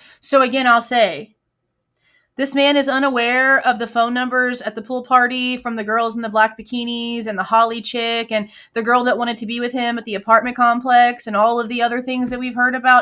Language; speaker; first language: English; native; English